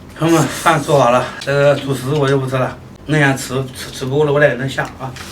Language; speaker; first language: Chinese; native; Chinese